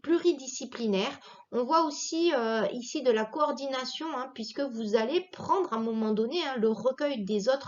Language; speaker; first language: French; native; French